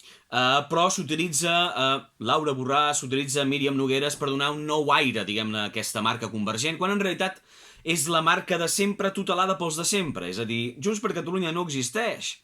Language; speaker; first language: Catalan; native; Catalan